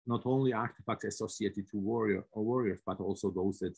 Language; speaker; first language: English; non-native, fluent; Georgian